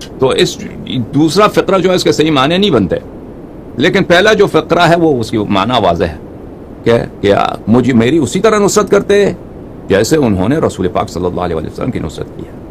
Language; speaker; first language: Urdu; non-native, fluent; Persian